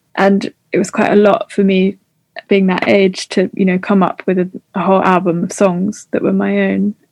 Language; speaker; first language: English; native; English